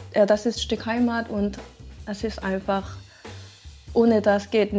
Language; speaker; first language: German; non-native, learner; Korean